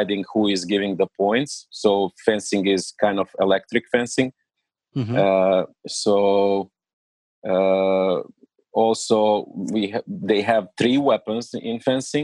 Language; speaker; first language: English; non-native, learner; Serbian